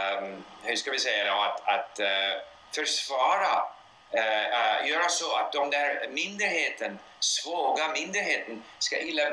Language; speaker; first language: Swedish; non-native, fluent; English